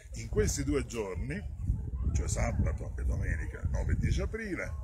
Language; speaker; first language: Italian; native; Italian